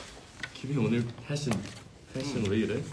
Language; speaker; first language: Korean; non-native, fluent; Chinese